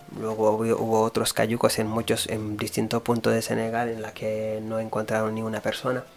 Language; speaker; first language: Spanish; non-native, fluent; Wolof